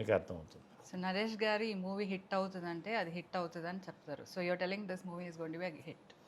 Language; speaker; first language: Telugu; non-native, local second language; Kannada